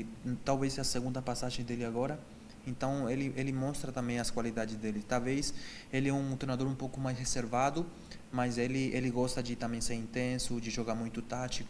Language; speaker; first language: Portuguese; non-native, fluent; Spanish